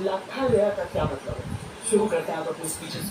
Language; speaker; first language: Hindi; native; Hindi